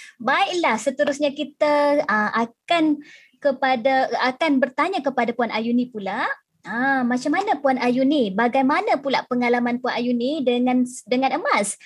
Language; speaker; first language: Malay; native; Malay